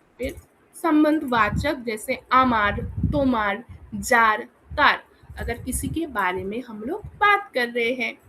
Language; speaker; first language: Hindi; non-native, local second language; Bangla